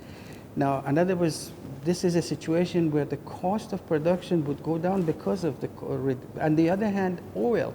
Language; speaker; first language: English; non-native, fluent; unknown